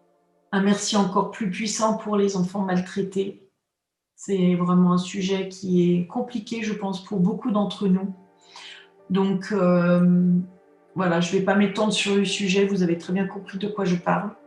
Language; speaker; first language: French; native; French